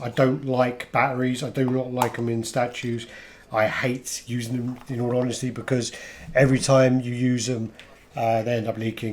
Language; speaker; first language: English; native; English